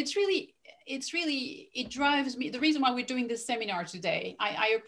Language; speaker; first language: English; non-native, fluent; French